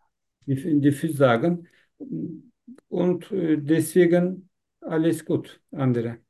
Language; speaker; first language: German; non-native, learner; Turkish